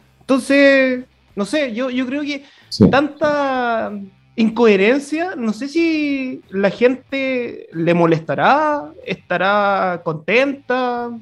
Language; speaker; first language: Spanish; native; Spanish